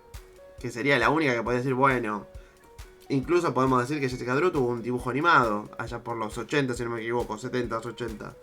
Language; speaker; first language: Spanish; native; Spanish